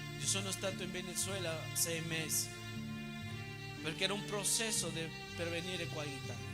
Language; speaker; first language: Italian; non-native, fluent; Spanish